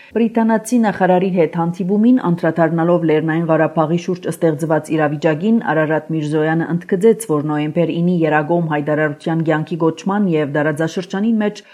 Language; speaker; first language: Armenian; early bilingual, heritage; Armenian